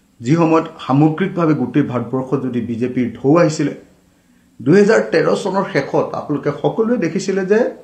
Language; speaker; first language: Assamese; native; Assamese